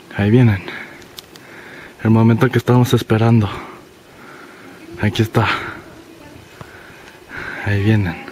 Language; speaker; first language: Spanish; early bilingual, heritage; Spanish